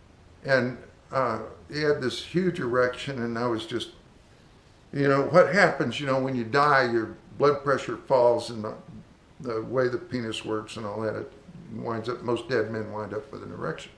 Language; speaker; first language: English; native; English